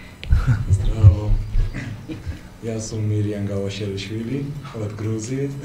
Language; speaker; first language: Macedonian; non-native, learner; Georgian